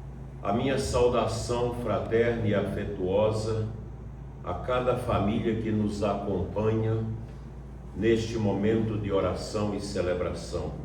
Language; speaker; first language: Portuguese; native; Portuguese